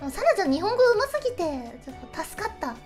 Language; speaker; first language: Japanese; native; Japanese